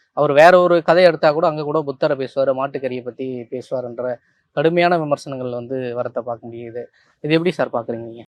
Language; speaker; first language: Tamil; native; Tamil